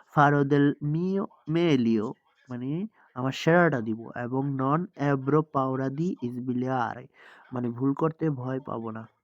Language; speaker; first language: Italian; non-native, learner; Bangla